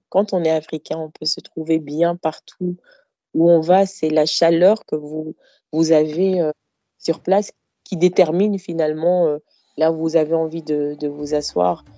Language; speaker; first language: French; native; French